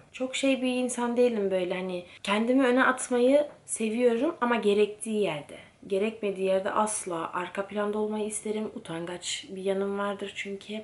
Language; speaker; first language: Turkish; early bilingual, heritage; Turkish